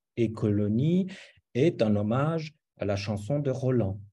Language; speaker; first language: French; non-native, fluent; Romanian